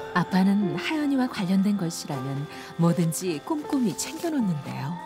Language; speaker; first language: Korean; native; Korean